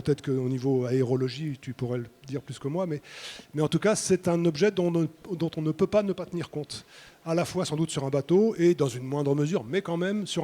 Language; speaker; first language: French; native; French